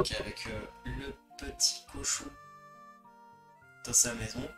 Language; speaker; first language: French; native; French